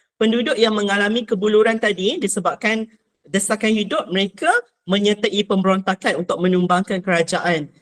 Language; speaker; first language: Malay; native; Malay